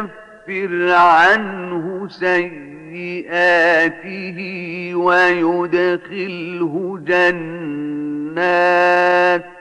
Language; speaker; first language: Arabic; native; Arabic